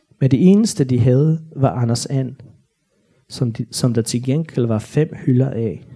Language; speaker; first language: Danish; non-native, fluent; Bosnian